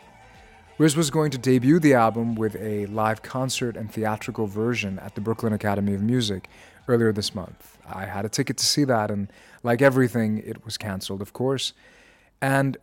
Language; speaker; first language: English; native; English